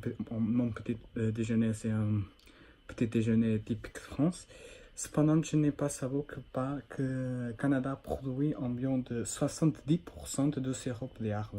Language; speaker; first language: French; non-native, learner; Portuguese